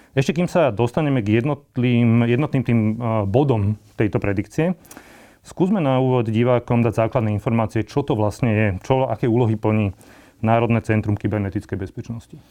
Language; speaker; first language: Slovak; native; Slovak